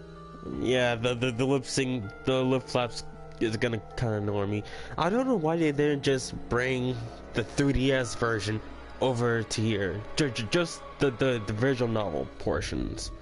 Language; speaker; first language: English; native; English